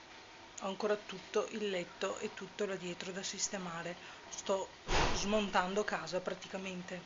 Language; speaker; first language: Italian; native; Italian